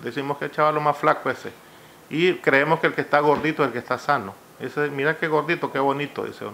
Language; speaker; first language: Spanish; native; Spanish